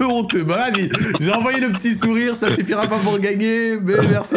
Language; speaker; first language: French; native; French